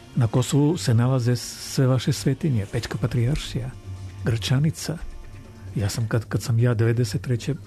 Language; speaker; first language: Croatian; non-native, fluent; Armenian